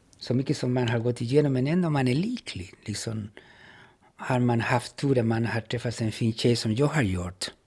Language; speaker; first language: Swedish; non-native, fluent; Spanish